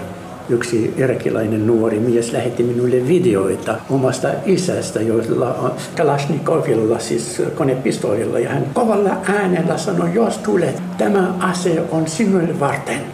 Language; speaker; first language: Finnish; non-native, learner; Arabic